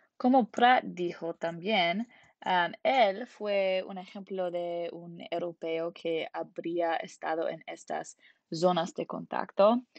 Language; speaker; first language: Spanish; non-native, learner; English